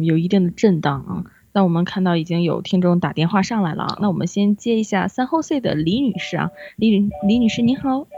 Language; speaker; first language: Chinese; native; Chinese